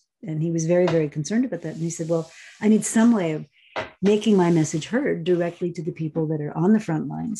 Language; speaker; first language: English; native; English